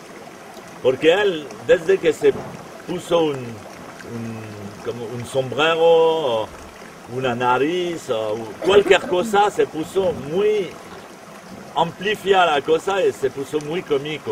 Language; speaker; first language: Spanish; non-native, fluent; French